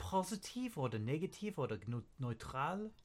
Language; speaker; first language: German; non-native, learner; English